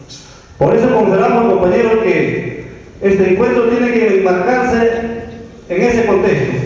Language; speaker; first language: Spanish; native; Spanish